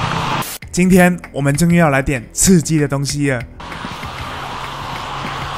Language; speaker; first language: Chinese; native; Chinese